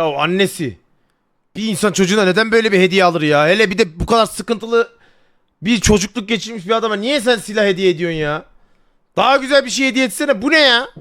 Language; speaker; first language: Turkish; native; Turkish